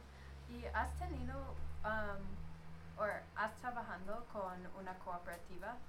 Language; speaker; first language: Spanish; non-native, learner; English